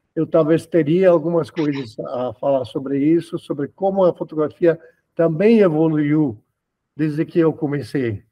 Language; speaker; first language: Portuguese; early bilingual, other home language; Spanish